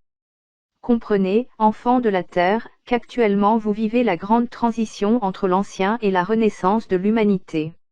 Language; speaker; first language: French; native; French